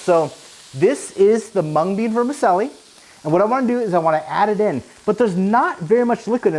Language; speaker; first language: English; native; English